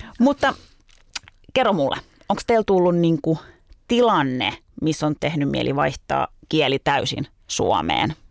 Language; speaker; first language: Finnish; early bilingual, other home language; Turkish